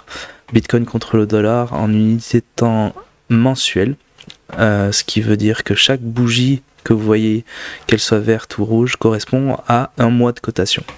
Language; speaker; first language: French; native; French